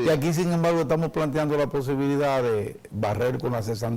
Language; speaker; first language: Spanish; native; Spanish